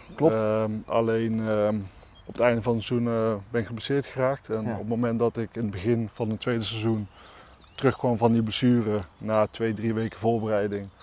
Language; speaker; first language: Dutch; native; Dutch